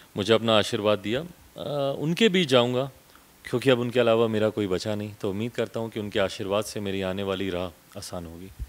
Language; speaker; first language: Hindi; native; Hindi